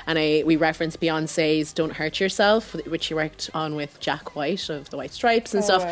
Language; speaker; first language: English; native; English